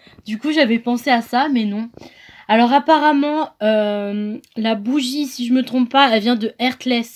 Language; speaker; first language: French; native; French